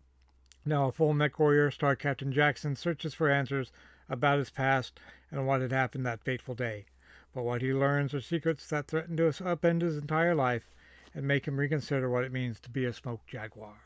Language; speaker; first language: English; native; English